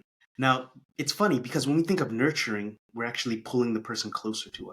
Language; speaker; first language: English; native; English